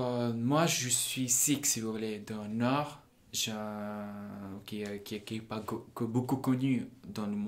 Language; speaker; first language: French; non-native, fluent; Punjabi